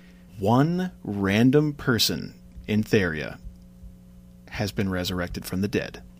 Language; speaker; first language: English; native; English